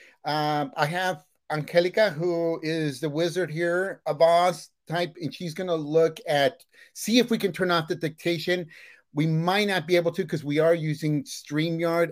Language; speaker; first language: English; early bilingual, other home language; Spanish